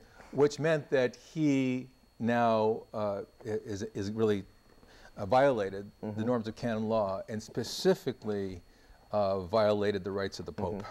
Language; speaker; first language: English; native; English